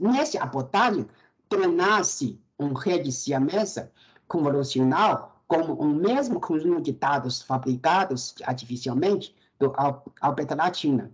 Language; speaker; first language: Portuguese; non-native, fluent; Chinese